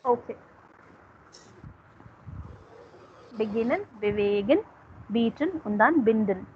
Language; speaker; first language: German; non-native, fluent; Hindi